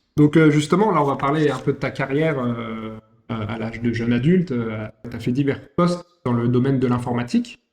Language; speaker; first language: French; native; French